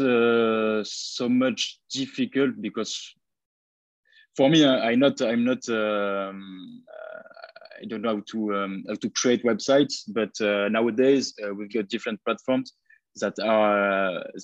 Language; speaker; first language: English; non-native, fluent; French